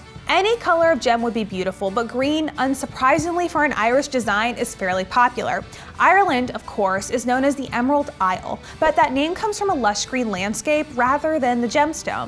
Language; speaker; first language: English; native; English